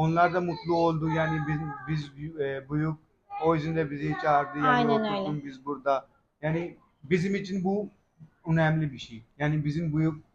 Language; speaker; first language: Turkish; non-native, learner; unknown